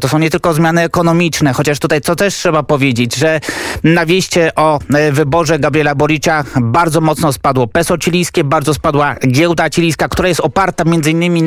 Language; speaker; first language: Polish; native; Polish